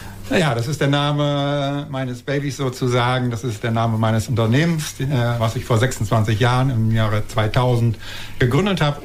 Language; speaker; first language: German; native; German